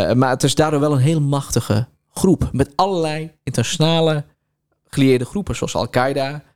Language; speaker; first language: Dutch; native; Dutch